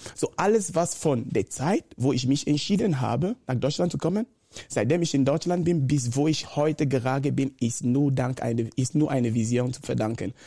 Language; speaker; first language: German; non-native, fluent; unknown